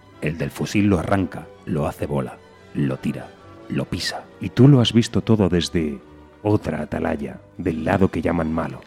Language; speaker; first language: Spanish; native; Spanish